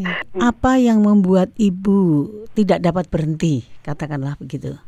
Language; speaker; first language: Indonesian; native; Indonesian